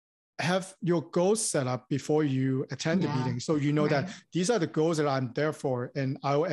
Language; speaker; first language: English; non-native, local second language; Cantonese